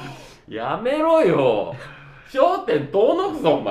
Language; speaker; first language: Japanese; native; Japanese